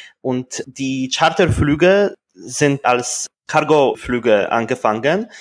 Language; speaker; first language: German; non-native, fluent; Polish